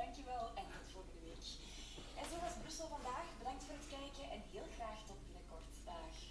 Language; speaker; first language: Dutch; native; Dutch